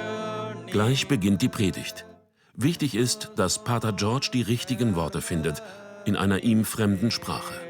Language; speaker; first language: German; native; German